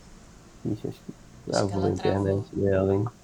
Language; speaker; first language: Portuguese; native; Portuguese